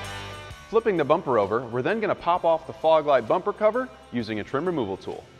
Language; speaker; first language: English; native; English